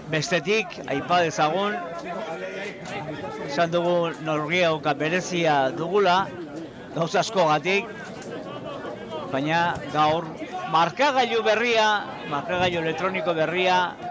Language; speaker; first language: Basque; native; Basque